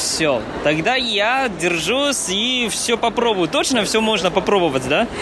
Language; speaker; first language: Russian; non-native, fluent; Chinese